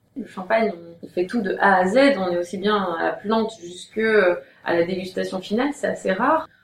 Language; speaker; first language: French; native; French